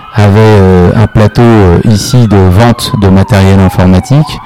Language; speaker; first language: French; native; French